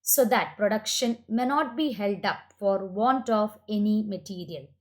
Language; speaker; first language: English; non-native, local second language; Kannada